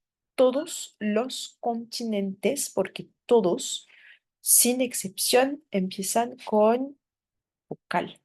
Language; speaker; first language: Spanish; non-native, fluent; French